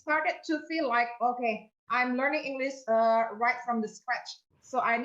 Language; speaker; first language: English; non-native, fluent; Indonesian